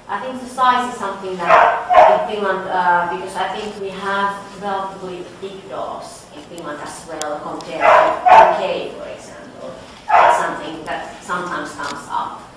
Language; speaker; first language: English; non-native, fluent; Finnish